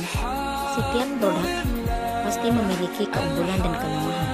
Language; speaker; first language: Indonesian; native; Indonesian